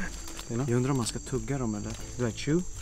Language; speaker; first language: Swedish; native; Swedish